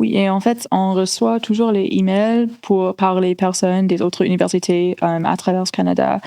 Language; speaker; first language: French; non-native, local second language; English